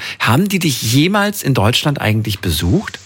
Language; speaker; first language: German; native; German